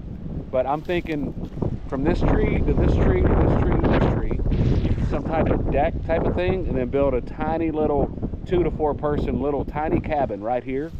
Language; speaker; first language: English; native; English